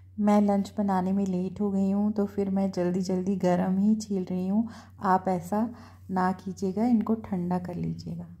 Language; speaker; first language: Hindi; native; Hindi